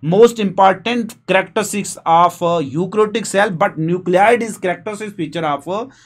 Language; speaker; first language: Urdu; non-native, local second language; Punjabi